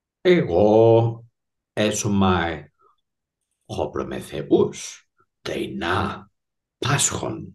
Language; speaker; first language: Greek; non-native, fluent; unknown